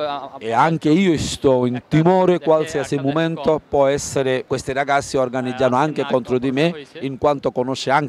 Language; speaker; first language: Italian; non-native, learner; Bangla